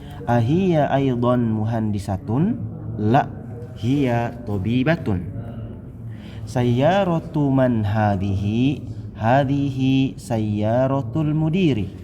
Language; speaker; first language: Arabic; non-native, fluent; Indonesian